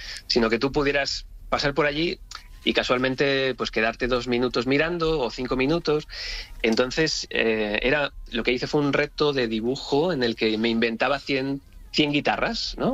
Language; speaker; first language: Spanish; native; Spanish